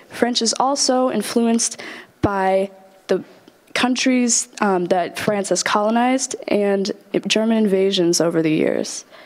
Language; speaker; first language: English; native; English